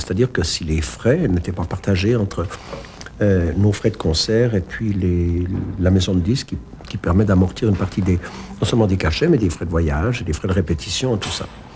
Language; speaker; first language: French; native; French